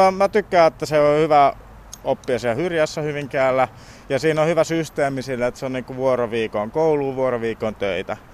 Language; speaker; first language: Finnish; early bilingual, heritage; Finnish